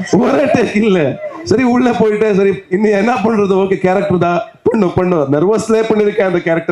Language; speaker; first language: Tamil; non-native, local second language; Kannada